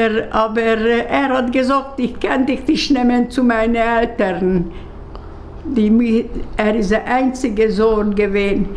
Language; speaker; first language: German; non-native, learner; Hungarian